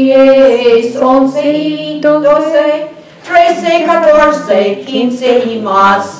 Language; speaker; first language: Spanish; non-native, fluent; English